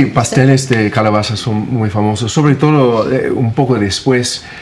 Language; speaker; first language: Spanish; non-native, fluent; English